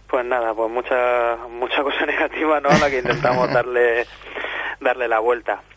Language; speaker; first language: Spanish; native; Spanish